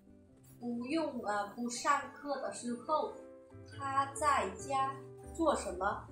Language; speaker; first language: Chinese; non-native, fluent; Vietnamese